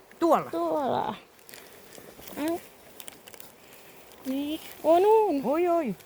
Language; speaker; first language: Finnish; non-native, learner; Thai